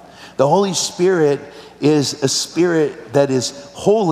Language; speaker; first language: English; native; English